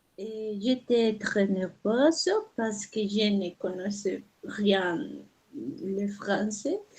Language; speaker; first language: French; non-native, learner; Spanish